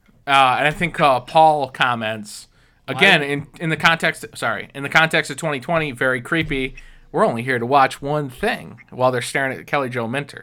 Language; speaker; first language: English; native; English